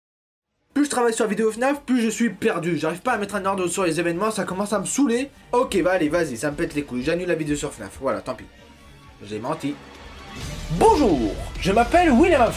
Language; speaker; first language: French; native; French